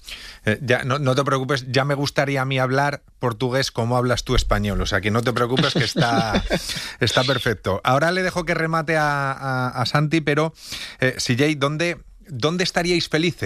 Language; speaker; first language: Spanish; native; Spanish